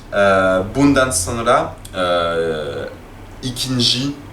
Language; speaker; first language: Turkish; non-native, learner; French